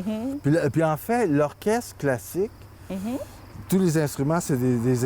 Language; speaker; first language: French; native; French